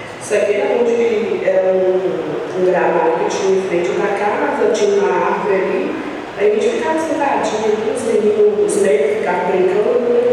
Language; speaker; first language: Portuguese; native; Portuguese